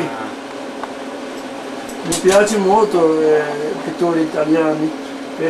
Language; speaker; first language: Italian; non-native, learner; Portuguese